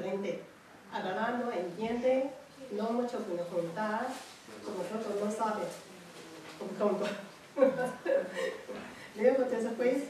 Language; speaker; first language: Spanish; non-native, learner; Chinese